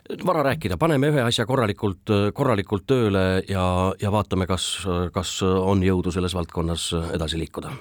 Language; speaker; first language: Estonian; native; Estonian